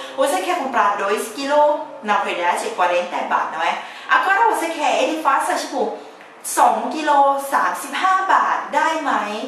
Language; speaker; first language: Portuguese; non-native, learner; Thai